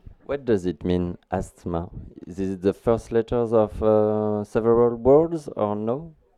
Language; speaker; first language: English; non-native, fluent; French